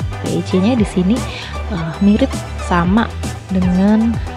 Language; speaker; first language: Indonesian; native; Indonesian